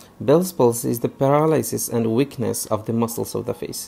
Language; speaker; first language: English; non-native, local second language; Bangla